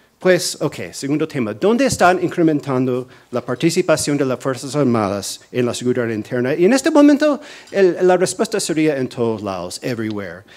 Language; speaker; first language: Spanish; non-native, fluent; English